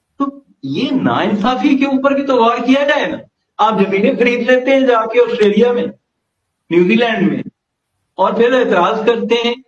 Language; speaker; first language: Urdu; non-native, local second language; Punjabi